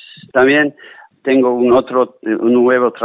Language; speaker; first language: Spanish; non-native, learner; English